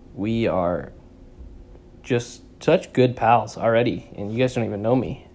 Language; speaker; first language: English; native; English